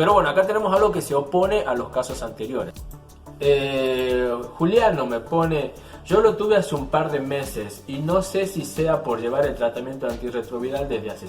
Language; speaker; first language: Spanish; native; Spanish